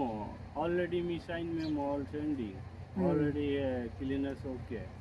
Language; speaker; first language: English; non-native, learner; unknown